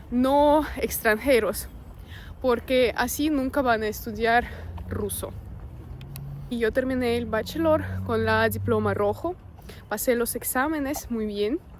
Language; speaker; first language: Spanish; non-native, fluent; Russian